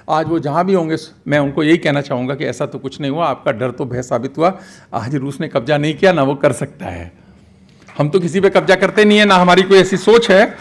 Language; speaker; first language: Hindi; native; Hindi